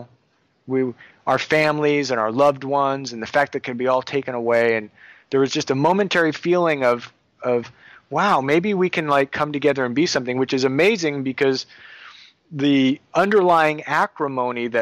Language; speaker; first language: English; native; English